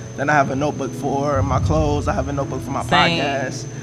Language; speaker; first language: English; native; English